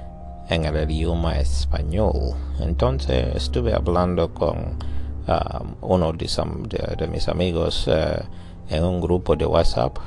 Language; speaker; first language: Spanish; non-native, learner; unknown